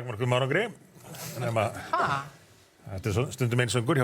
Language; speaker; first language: Icelandic; native; Icelandic